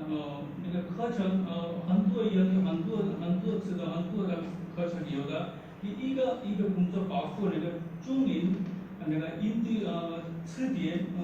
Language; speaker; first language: Chinese; non-native, learner; Hindi